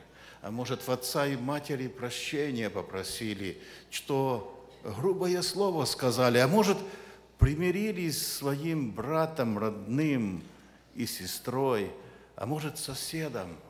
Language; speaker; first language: Russian; non-native, local second language; Ukrainian